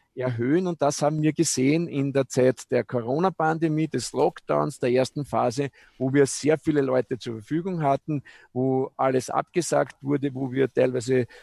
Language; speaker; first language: German; native; German